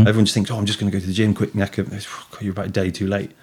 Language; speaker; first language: English; native; English